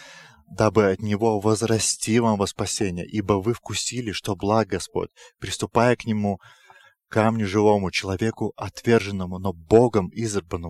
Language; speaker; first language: Russian; non-native, fluent; Lithuanian